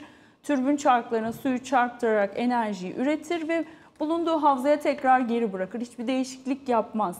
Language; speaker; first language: Turkish; native; Turkish